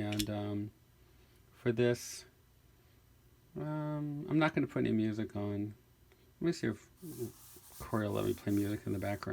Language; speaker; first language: English; native; English